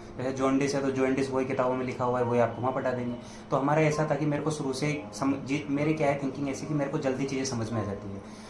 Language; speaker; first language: Hindi; native; Hindi